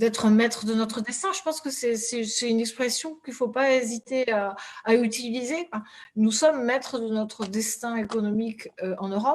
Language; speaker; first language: French; native; French